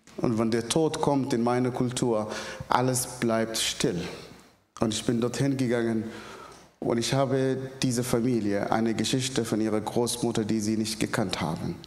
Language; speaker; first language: German; non-native, fluent; Arabic